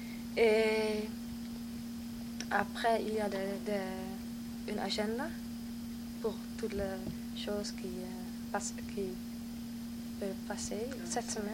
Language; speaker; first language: French; non-native, learner; Dutch